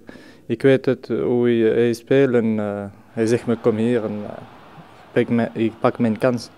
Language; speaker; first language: Dutch; non-native, learner; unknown